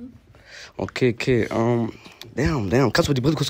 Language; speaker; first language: German; native; German